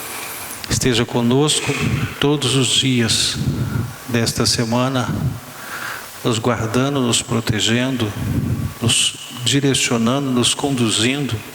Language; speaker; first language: Portuguese; native; Portuguese